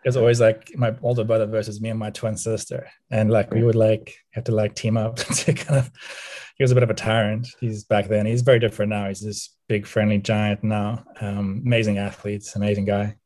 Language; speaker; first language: English; native; English